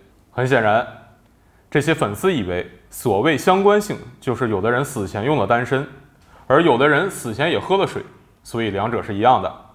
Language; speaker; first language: Chinese; native; Chinese